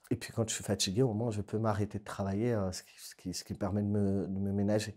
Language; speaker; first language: French; native; French